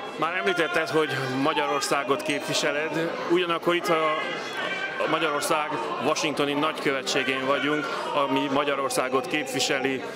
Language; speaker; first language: Hungarian; native; Hungarian